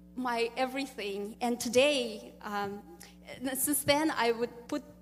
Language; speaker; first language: English; non-native, fluent; Russian